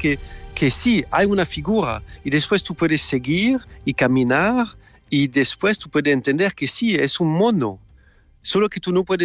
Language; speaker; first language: Spanish; non-native, fluent; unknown